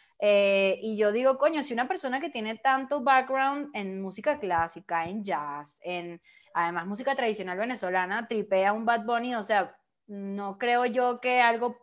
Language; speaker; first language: Spanish; native; Spanish